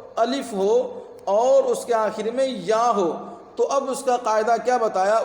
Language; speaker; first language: Urdu; native; Urdu